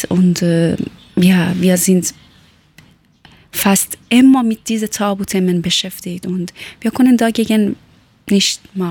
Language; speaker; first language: German; non-native, learner; Persian